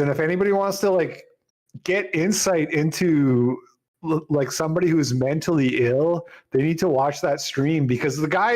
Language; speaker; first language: English; native; English